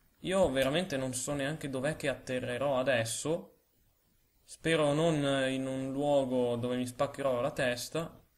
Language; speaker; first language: Italian; native; Italian